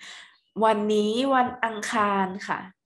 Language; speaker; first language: Thai; native; Thai